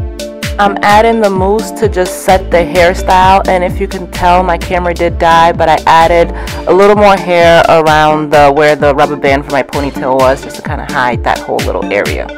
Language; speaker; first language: English; native; English